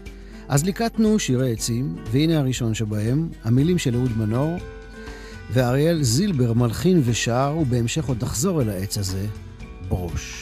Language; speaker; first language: Hebrew; native; Hebrew